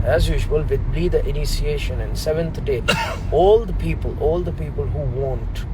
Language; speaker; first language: English; non-native, local second language; Hindi